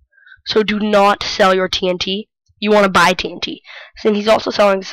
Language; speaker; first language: English; native; English